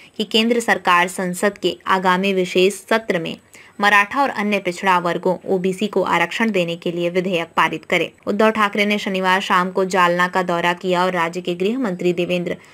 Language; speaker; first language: Hindi; non-native, local second language; Marathi